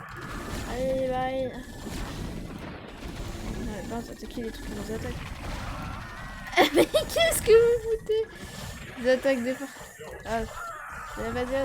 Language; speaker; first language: French; native; French